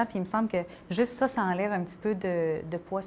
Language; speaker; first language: French; native; French